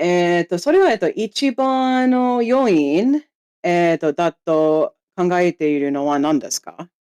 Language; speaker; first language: Japanese; non-native, fluent; English